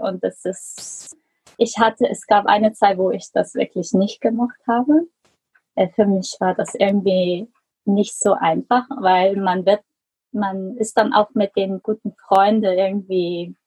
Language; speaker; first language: German; non-native, fluent; Korean